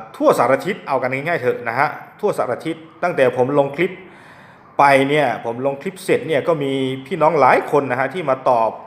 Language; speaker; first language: Thai; non-native, local second language; S'gaw Karen